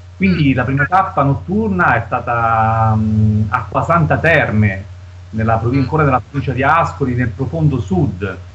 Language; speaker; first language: Italian; native; Italian